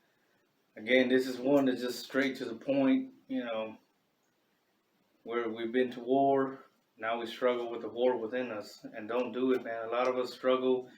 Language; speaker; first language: English; native; English